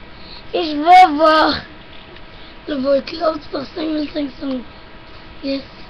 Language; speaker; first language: French; non-native, local second language; English